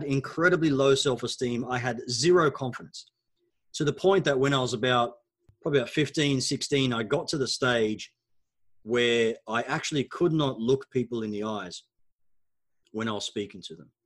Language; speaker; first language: English; non-native, local second language; Arabic